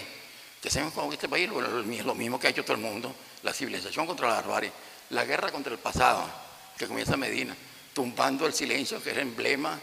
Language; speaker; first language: Spanish; native; Spanish